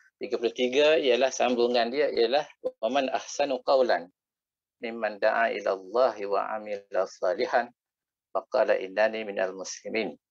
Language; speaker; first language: Malay; native; Malay